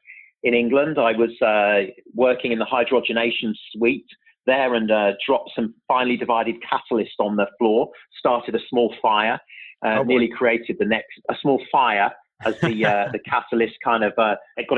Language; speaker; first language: English; native; English